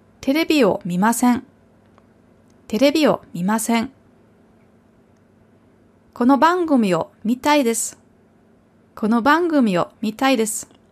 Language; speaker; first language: Japanese; non-native, fluent; German